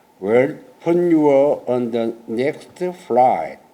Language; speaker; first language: English; non-native, learner; Korean